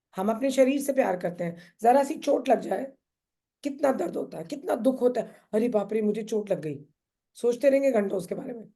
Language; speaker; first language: Hindi; native; Hindi